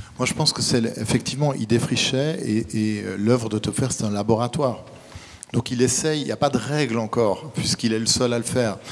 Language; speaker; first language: French; native; French